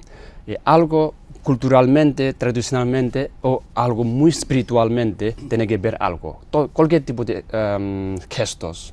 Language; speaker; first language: Spanish; non-native, learner; Tibetan